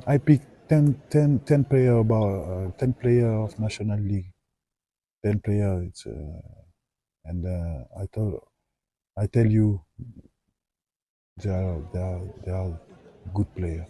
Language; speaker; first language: English; non-native, learner; French